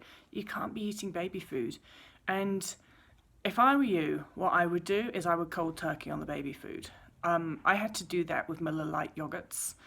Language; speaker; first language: English; native; English